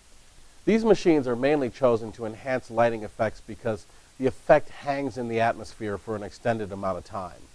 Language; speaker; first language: English; native; English